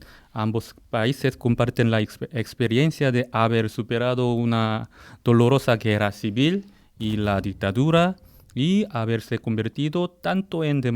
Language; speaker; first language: Spanish; non-native, fluent; Korean